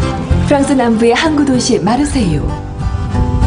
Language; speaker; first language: Korean; native; Korean